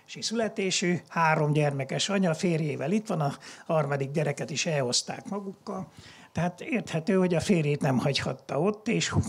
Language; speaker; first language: Hungarian; native; Hungarian